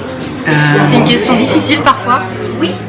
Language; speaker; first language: French; native; French